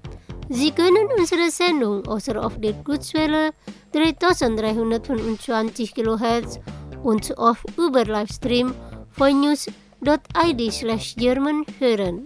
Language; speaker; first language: German; non-native, learner; Indonesian